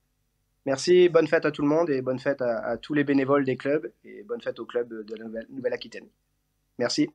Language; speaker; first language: French; native; French